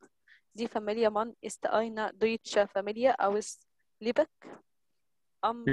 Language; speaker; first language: German; non-native, learner; Arabic